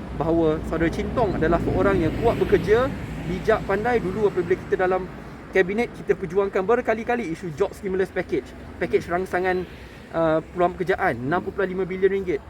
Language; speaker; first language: Malay; native; Malay